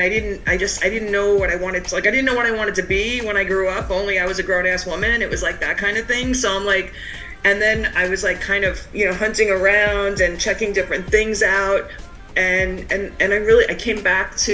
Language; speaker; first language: English; native; English